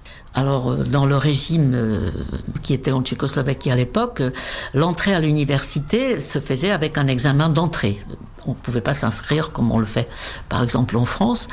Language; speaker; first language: French; non-native, fluent; Czech